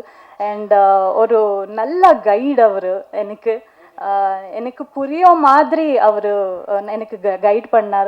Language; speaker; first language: Tamil; non-native, learner; Kannada